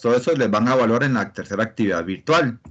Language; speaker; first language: Spanish; native; Spanish